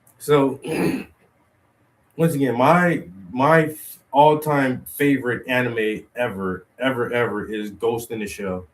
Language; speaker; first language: English; native; English